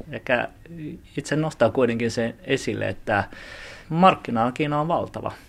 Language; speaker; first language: Finnish; early bilingual, other home language; Chinese